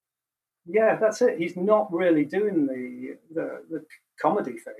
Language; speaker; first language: English; native; English